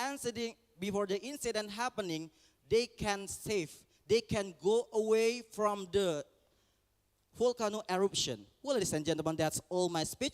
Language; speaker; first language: English; non-native, learner; Indonesian